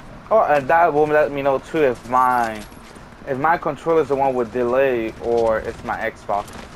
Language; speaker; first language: English; early bilingual, other home language; Spanish